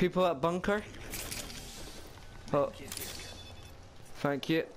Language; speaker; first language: English; native; English